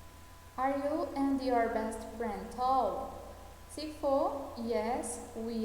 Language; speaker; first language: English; non-native, fluent; Portuguese